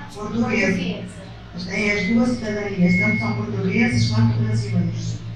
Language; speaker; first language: Portuguese; native; Portuguese